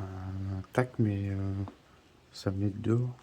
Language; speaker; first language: French; native; French